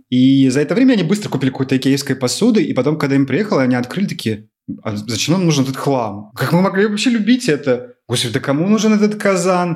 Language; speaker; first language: Russian; native; Russian